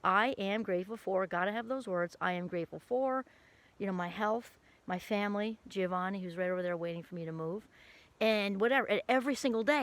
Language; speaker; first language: English; native; English